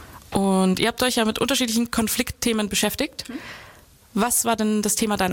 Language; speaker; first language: German; native; German